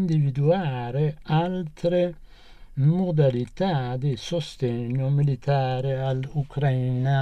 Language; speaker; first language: Italian; non-native, fluent; Persian